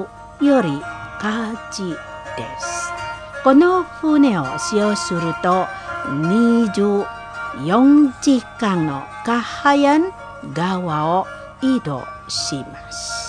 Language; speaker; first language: Japanese; non-native, fluent; Indonesian